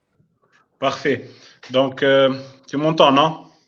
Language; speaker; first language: French; non-native, local second language; Arabic